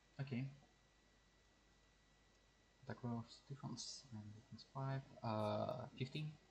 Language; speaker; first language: English; non-native, learner; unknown